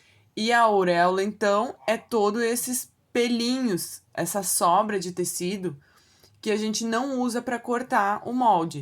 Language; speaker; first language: Portuguese; native; Portuguese